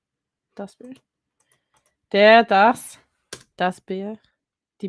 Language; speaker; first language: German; non-native, learner; English